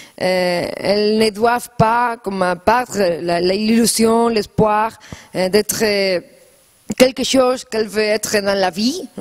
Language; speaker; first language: French; non-native, learner; Spanish